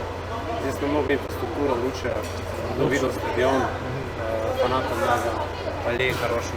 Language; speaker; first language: Russian; non-native, learner; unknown